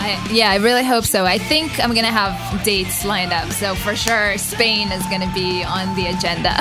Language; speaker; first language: English; non-native, fluent; Hebrew